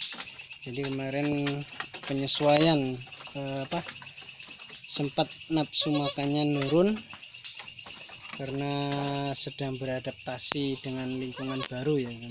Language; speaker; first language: Indonesian; native; Indonesian